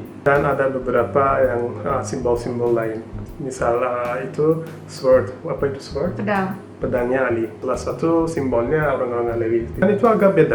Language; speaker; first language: Indonesian; non-native, fluent; Turkish